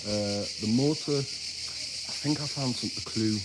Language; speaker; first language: English; native; English